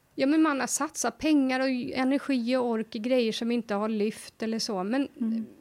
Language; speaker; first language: Swedish; native; Swedish